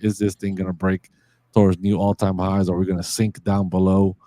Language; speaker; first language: English; native; English